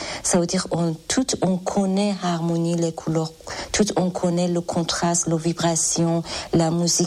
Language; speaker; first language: French; non-native, fluent; Persian